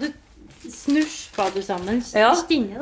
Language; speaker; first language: Norwegian; native; Norwegian